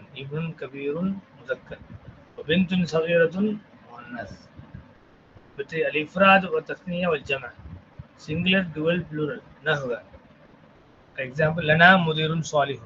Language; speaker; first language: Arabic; non-native, fluent; Tamil